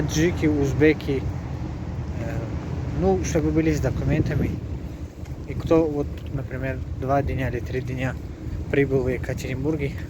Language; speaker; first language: Russian; non-native, local second language; Tajik